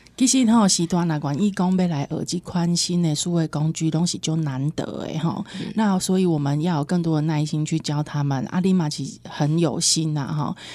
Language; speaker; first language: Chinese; native; Chinese